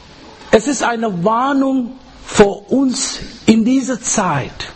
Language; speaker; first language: German; non-native, learner; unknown